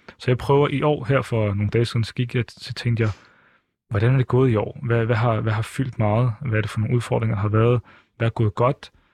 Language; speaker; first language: Danish; early bilingual, other home language; Arabic